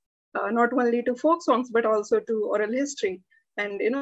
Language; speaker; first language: English; early bilingual, other home language; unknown